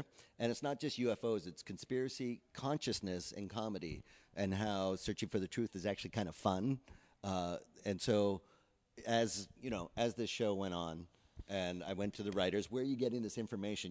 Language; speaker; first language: English; native; English